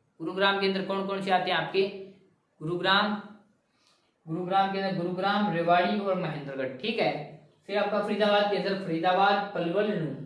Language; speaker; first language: Hindi; native; Hindi